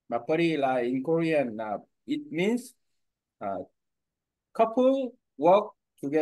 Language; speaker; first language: English; non-native, learner; Korean